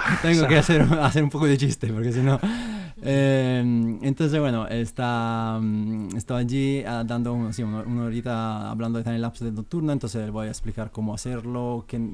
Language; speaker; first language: Spanish; non-native, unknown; Italian